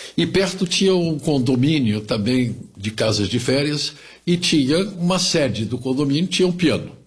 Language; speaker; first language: Portuguese; early bilingual, other home language; German